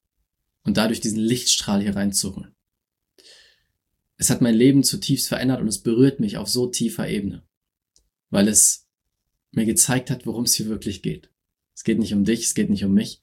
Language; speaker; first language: German; native; German